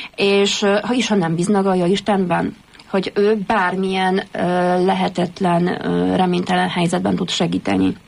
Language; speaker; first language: Hungarian; non-native, fluent; Polish